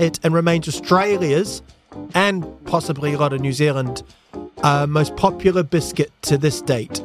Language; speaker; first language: English; native; English